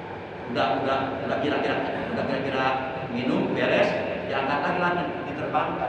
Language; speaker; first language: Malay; non-native, local second language; Javanese